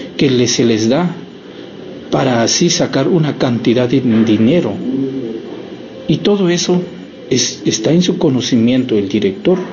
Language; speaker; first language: Spanish; non-native, local second language; Tzotzil